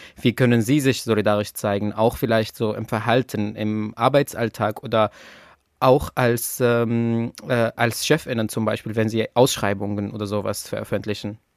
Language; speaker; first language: German; non-native, fluent; Arabic